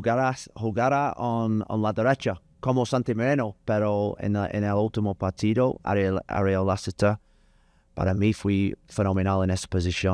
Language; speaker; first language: Spanish; non-native, learner; English